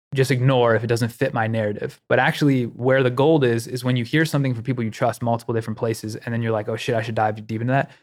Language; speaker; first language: English; native; English